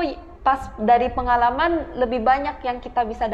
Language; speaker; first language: Indonesian; early bilingual, other home language; Korean